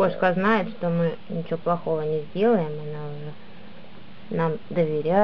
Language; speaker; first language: Russian; native; Russian